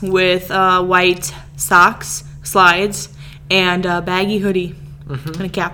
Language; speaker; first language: English; early bilingual, other home language; Serbian